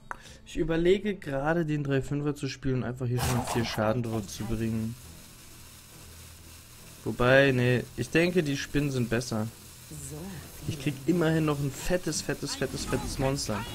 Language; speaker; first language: German; native; German